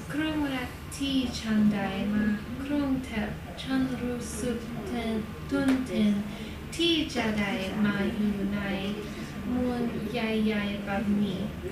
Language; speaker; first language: Thai; non-native, learner; English